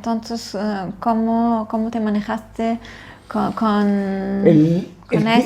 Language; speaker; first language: Spanish; non-native, fluent; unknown